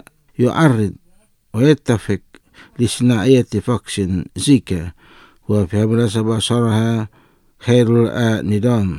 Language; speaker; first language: Arabic; non-native, fluent; Indonesian